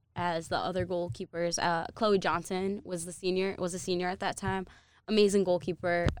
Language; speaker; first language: English; native; English